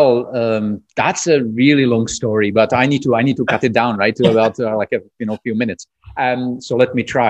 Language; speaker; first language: English; non-native, fluent; Czech